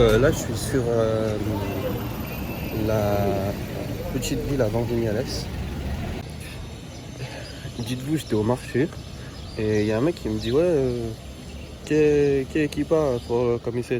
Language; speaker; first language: French; native; French